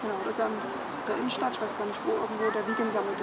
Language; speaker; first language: German; native; German